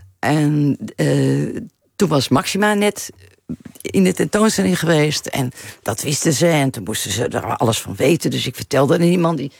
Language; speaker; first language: Dutch; native; Dutch